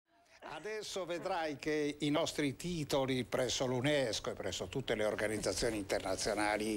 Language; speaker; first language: Italian; native; Italian